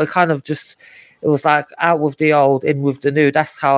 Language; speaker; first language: English; native; English